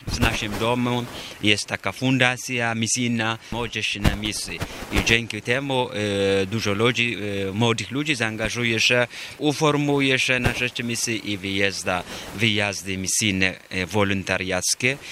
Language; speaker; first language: Polish; non-native, fluent; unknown